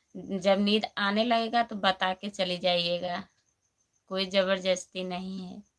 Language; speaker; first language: Hindi; native; Hindi